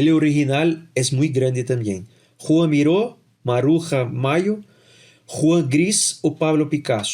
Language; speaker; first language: Spanish; non-native, fluent; Portuguese